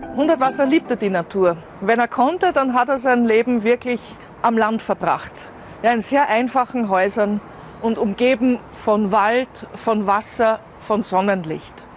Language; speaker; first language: German; native; German